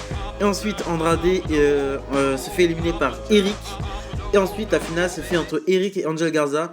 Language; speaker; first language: French; native; French